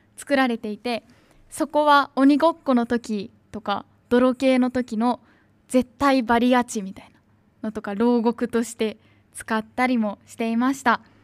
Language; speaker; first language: Japanese; native; Japanese